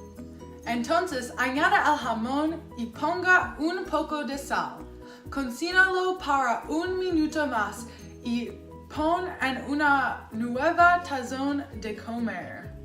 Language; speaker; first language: Spanish; non-native, learner; English